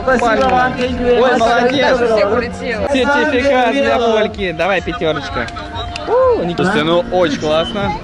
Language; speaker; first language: Russian; native; Russian